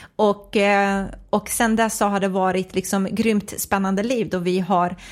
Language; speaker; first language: Swedish; early bilingual, other home language; Croatian